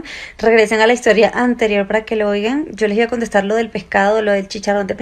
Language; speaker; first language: Spanish; native; Spanish